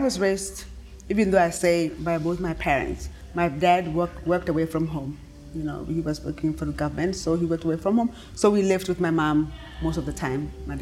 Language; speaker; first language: English; non-native, local second language; Tswana